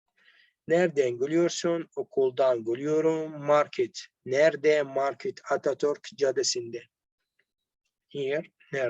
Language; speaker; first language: Turkish; non-native, learner; Arabic